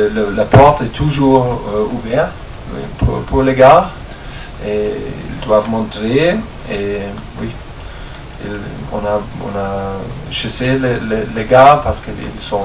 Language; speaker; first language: French; non-native, learner; German